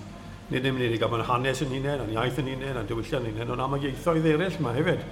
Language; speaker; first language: Welsh; native; Welsh